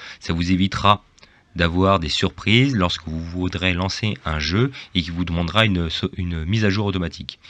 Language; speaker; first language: French; native; French